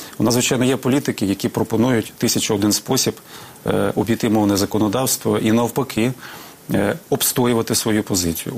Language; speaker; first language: Ukrainian; native; Ukrainian